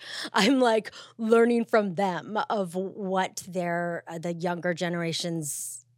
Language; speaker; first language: English; native; English